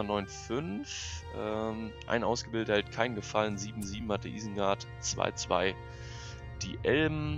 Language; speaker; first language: German; native; German